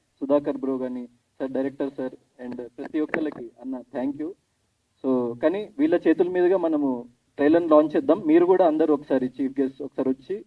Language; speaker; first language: Telugu; native; Telugu